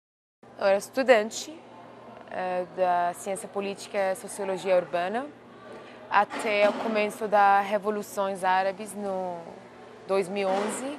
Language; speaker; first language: Portuguese; non-native, fluent; Arabic